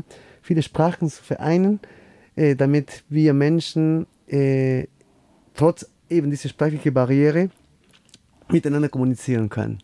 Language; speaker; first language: German; non-native, fluent; Spanish